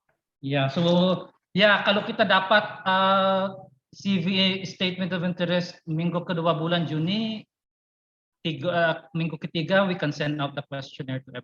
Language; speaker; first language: Indonesian; non-native, fluent; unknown